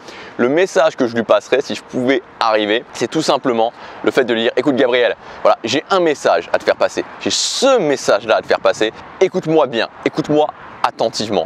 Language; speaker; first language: French; native; French